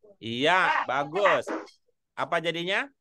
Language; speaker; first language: Indonesian; native; Indonesian